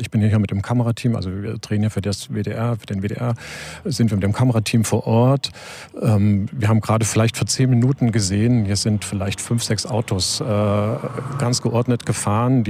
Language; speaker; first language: German; native; German